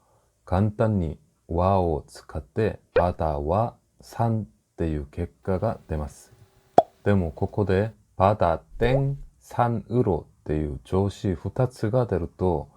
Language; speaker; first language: Japanese; non-native, fluent; Korean